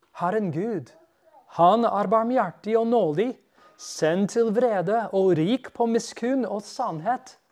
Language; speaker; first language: Norwegian; non-native, fluent; English